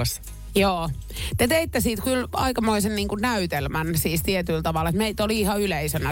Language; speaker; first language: Finnish; native; Finnish